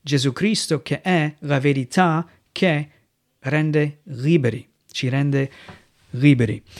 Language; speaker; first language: Italian; non-native, fluent; English